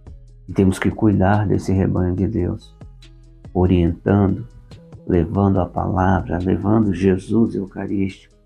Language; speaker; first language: Portuguese; native; Portuguese